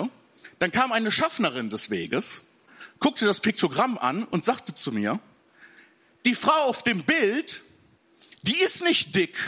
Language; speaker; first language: German; native; German